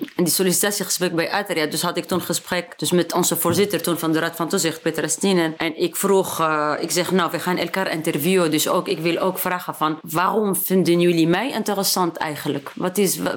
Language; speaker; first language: Dutch; non-native, fluent; Arabic